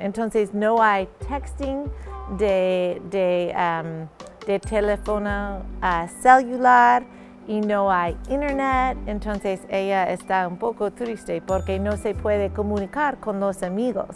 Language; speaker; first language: Spanish; non-native, fluent; English